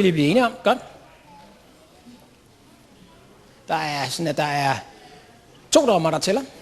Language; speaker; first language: Danish; native; Danish